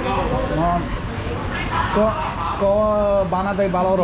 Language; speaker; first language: Vietnamese; non-native, learner; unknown